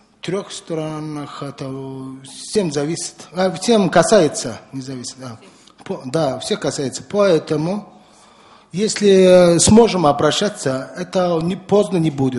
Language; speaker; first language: Russian; non-native, learner; Mongolian